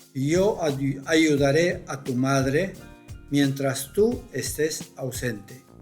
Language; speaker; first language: Spanish; non-native, local second language; Quechua